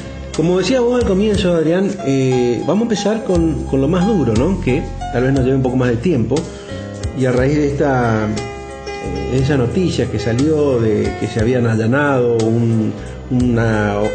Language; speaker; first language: Spanish; native; Spanish